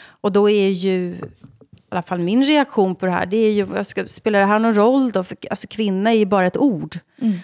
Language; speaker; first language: Swedish; native; Swedish